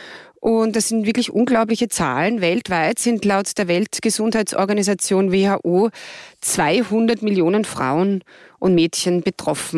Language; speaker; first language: German; native; German